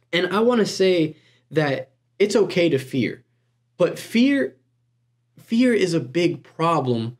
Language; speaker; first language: English; native; English